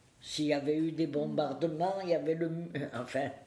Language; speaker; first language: French; native; French